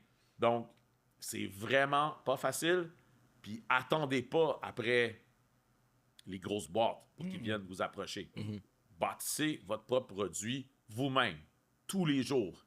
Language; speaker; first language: French; native; French